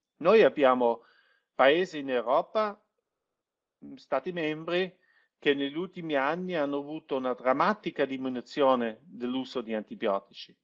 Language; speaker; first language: Italian; non-native, local second language; German